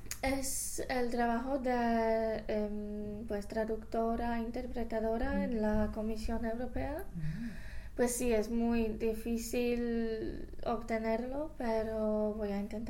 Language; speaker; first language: Spanish; non-native, fluent; English